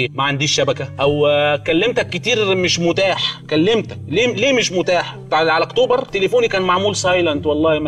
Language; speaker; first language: Arabic; native; Arabic